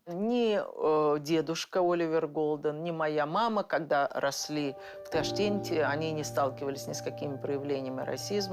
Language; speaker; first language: Russian; native; Russian